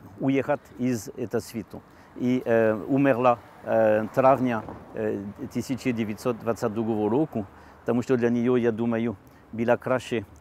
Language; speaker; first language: Ukrainian; non-native, learner; French